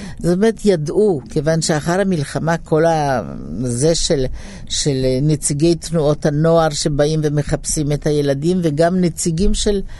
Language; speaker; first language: Hebrew; early bilingual, other home language; Polish